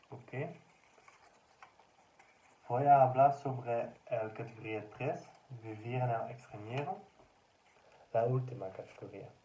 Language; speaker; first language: Spanish; non-native, learner; Dutch